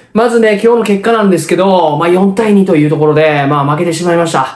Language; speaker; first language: Japanese; native; Japanese